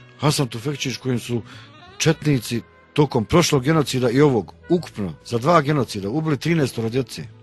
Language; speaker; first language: Bosnian; native; Bosnian